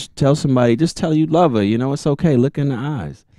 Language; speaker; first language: English; native; English